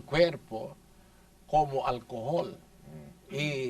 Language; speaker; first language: Spanish; non-native, learner; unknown